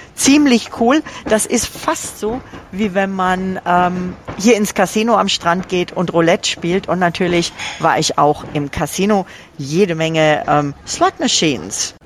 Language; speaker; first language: German; native; German